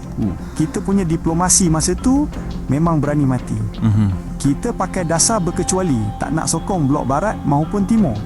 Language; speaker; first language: Malay; native; Malay